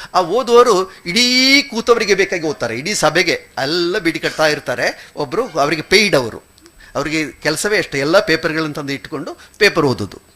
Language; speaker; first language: Kannada; non-native, local second language; Malayalam